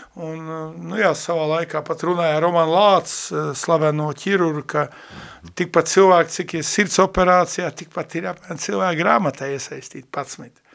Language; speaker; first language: Latvian; native; Latvian